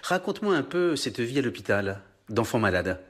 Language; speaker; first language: French; native; French